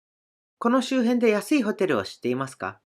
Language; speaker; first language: Japanese; native; Japanese